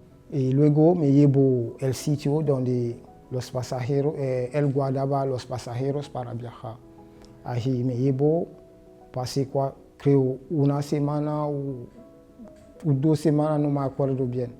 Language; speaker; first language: Spanish; non-native, learner; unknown